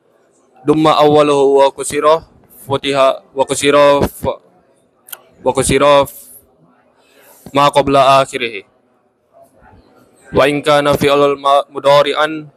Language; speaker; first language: Arabic; non-native, learner; Indonesian